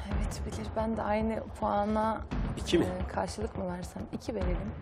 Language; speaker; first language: Turkish; native; Turkish